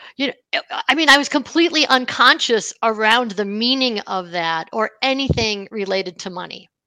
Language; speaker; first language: English; native; English